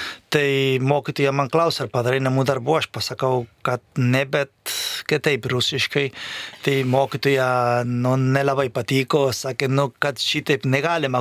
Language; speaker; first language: Lithuanian; non-native, fluent; Spanish